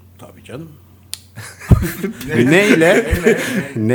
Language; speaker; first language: Turkish; native; Turkish